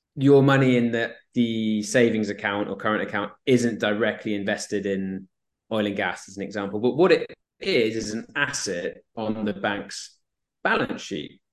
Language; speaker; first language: English; native; English